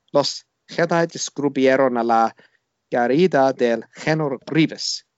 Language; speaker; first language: Spanish; non-native, learner; English